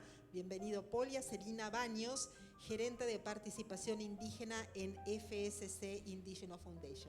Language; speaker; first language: Spanish; native; Spanish